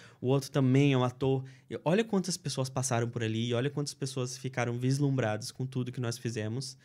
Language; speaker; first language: Portuguese; native; Portuguese